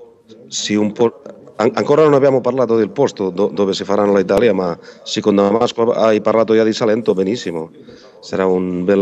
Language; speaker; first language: Italian; non-native, fluent; Catalan